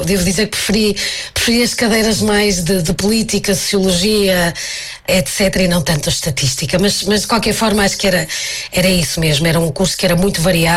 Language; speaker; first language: Portuguese; native; Portuguese